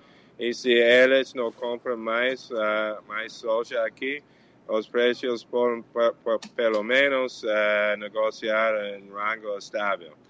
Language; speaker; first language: Portuguese; non-native, fluent; English